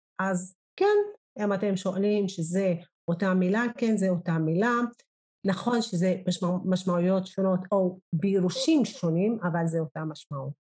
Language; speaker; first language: Hebrew; non-native, local second language; Arabic